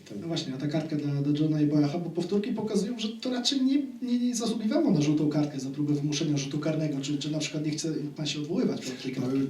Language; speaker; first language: Polish; native; Polish